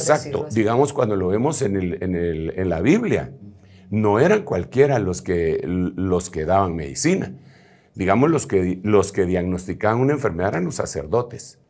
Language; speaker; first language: Spanish; native; Spanish